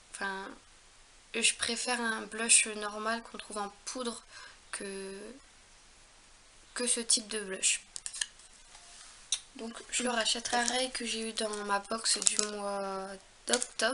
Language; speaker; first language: French; native; French